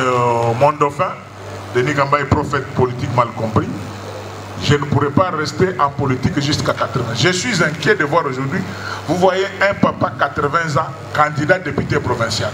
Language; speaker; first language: French; non-native, local second language; Luba-Lulua